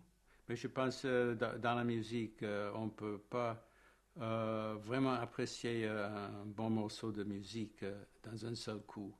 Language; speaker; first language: French; non-native, fluent; English